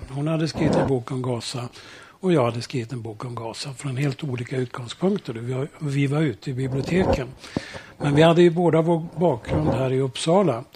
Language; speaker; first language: Swedish; early bilingual, heritage; Swedish